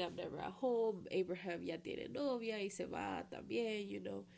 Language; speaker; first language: Spanish; early bilingual, heritage; Spanish